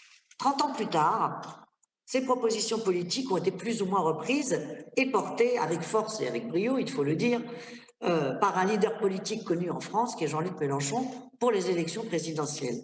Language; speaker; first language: French; native; French